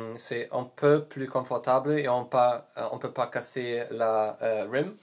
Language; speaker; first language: French; non-native, learner; Polish